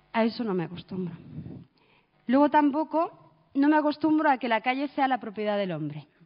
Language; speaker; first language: Spanish; early bilingual, other home language; Arabic